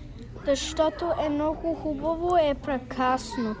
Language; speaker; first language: Bulgarian; early bilingual, heritage; Bulgarian